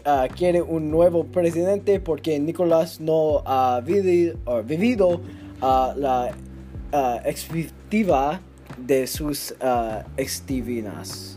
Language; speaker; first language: Spanish; non-native, learner; English